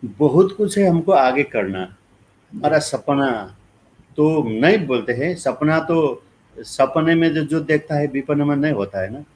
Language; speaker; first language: Hindi; non-native, local second language; Nepali